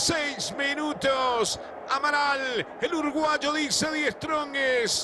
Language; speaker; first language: Spanish; native; Spanish